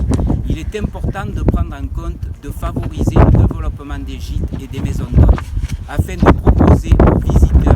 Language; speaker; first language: French; native; French